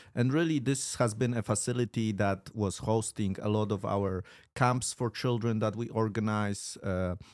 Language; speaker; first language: English; non-native, fluent; Polish